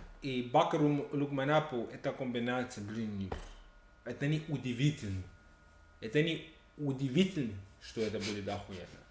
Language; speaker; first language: Russian; non-native, fluent; English